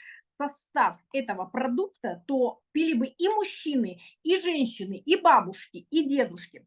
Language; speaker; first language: Russian; native; Russian